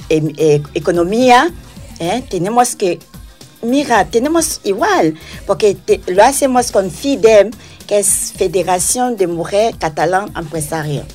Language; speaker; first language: Spanish; non-native, learner; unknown